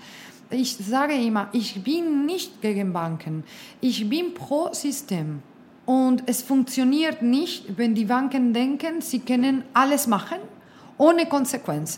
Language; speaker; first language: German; non-native, fluent; Spanish